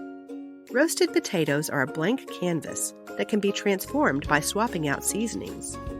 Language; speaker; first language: English; native; English